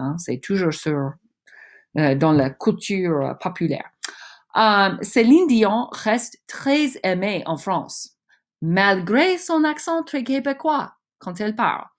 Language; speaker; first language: French; non-native, fluent; English